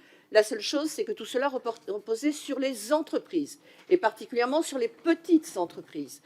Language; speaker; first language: French; native; French